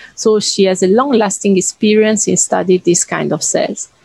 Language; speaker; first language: English; non-native, fluent; Italian